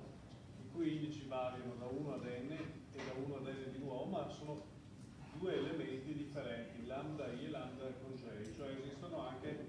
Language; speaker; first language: Italian; native; Italian